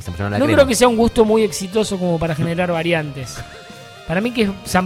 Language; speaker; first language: Spanish; native; Spanish